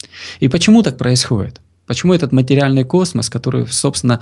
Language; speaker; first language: Russian; native; Russian